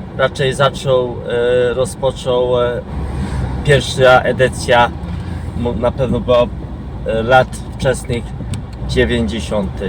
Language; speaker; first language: Polish; non-native, fluent; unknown